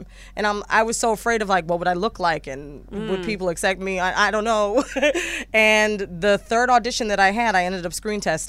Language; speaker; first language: English; native; English